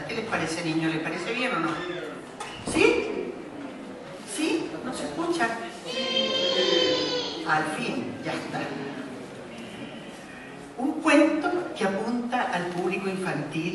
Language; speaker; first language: Spanish; native; Spanish